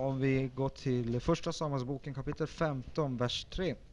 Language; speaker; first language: Swedish; early bilingual, other home language; Spanish